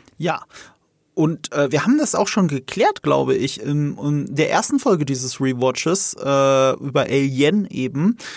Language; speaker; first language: German; native; German